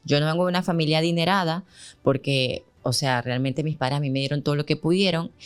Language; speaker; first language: Spanish; native; Spanish